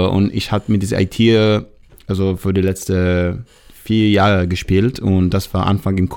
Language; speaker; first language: German; non-native, learner; Hebrew